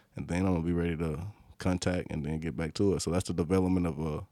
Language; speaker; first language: English; native; English